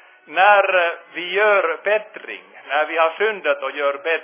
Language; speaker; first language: Swedish; non-native, fluent; Finnish